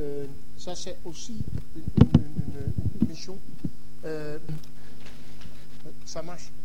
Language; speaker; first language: French; non-native, learner; English